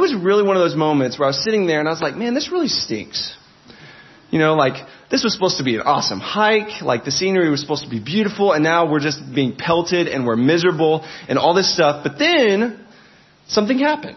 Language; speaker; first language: English; native; English